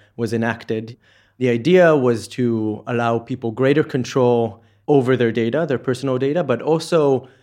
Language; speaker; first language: English; non-native, fluent; Hebrew